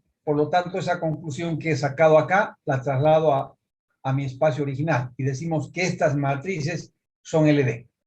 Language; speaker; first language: Spanish; native; Spanish